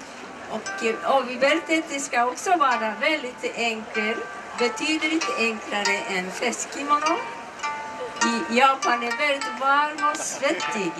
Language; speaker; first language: Swedish; non-native, learner; Japanese